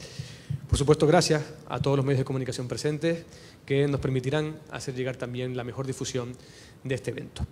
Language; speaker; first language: Spanish; native; Spanish